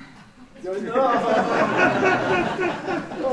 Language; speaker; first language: French; non-native, learner; English